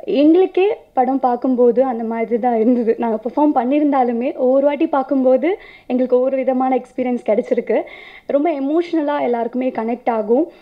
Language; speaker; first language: Tamil; non-native, fluent; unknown